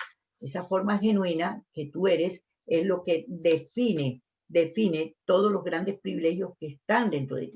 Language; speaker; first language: Spanish; native; Spanish